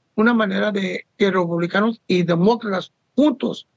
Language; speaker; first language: Spanish; early bilingual, heritage; Spanish